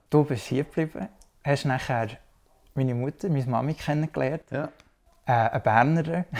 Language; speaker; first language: German; native; German